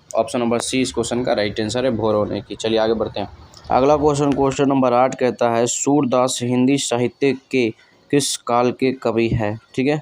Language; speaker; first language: Hindi; native; Hindi